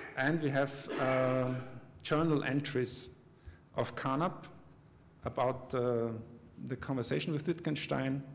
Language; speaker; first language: English; non-native, fluent; German